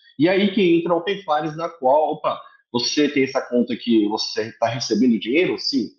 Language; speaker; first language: Portuguese; early bilingual, other home language; Korean